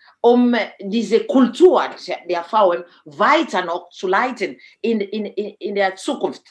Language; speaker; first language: German; non-native, fluent; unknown